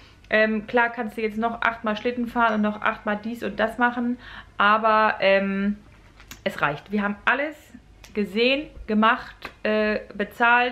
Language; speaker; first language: German; native; German